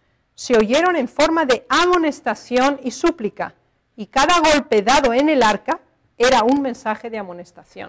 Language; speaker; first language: Spanish; native; Spanish